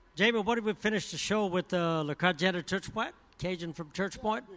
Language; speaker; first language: English; early bilingual, other home language; French